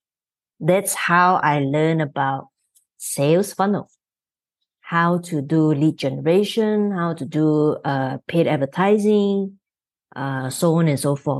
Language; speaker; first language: English; non-native, local second language; Chinese